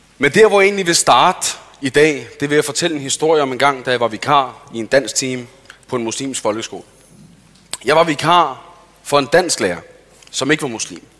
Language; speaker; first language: Danish; early bilingual, other home language; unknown